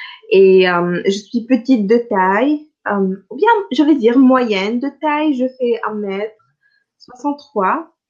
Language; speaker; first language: French; non-native, local second language; Arabic